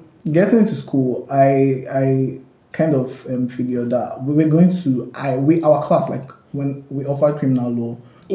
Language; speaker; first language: English; non-native, local second language; Ibibio